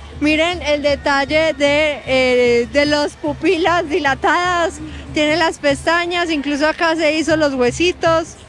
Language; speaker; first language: Spanish; native; Spanish